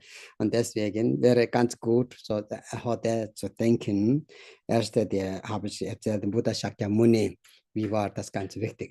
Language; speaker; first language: German; non-native, learner; Tibetan